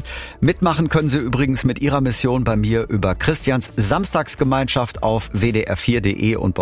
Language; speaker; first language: German; native; German